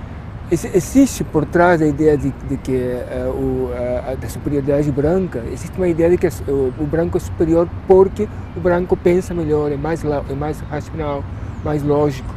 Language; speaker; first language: Portuguese; native; Portuguese